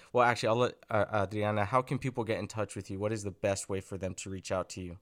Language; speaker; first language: English; early bilingual, other home language; Spanish